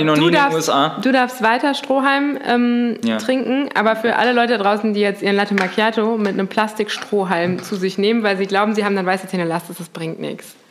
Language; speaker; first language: German; native; German